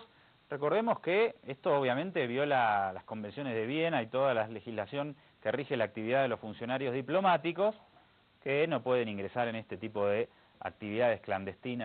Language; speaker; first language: Spanish; native; Spanish